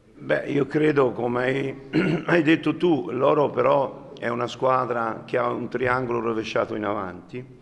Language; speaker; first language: Italian; native; Italian